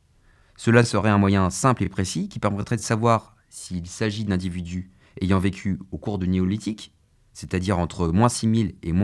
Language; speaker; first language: French; native; French